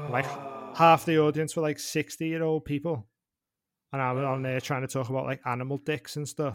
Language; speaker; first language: English; native; English